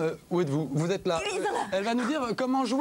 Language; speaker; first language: French; native; French